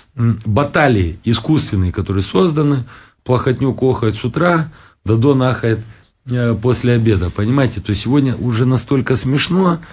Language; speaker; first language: Russian; non-native, local second language; Romanian